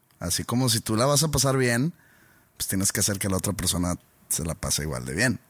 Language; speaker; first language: Spanish; native; Spanish